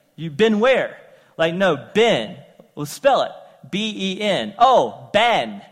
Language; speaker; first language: English; native; English